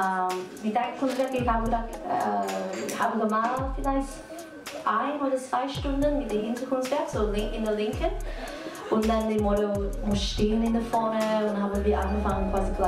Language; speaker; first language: German; non-native, learner; Cantonese